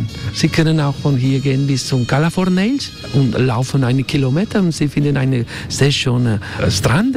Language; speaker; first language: German; non-native, learner; Spanish